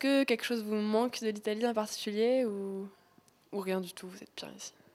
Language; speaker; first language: French; native; French